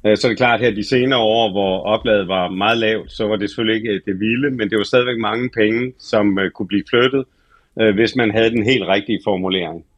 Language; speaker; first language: Danish; native; Danish